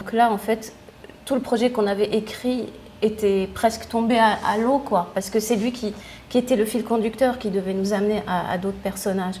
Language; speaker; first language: French; non-native, local second language; Arabic